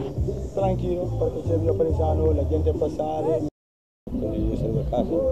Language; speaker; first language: Italian; non-native, learner; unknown